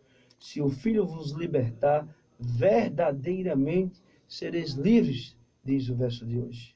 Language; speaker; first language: Portuguese; native; Portuguese